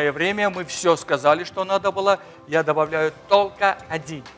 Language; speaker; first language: Russian; non-native, fluent; Georgian